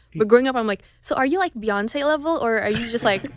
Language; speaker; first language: English; non-native, fluent; Indonesian